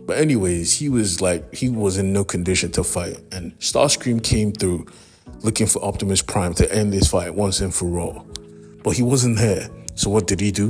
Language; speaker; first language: English; native; English